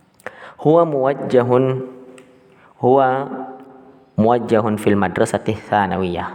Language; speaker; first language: Arabic; non-native, fluent; Indonesian